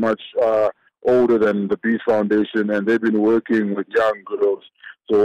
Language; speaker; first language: English; non-native, local second language; Shona